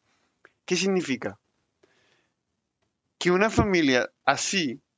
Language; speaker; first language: Spanish; native; Spanish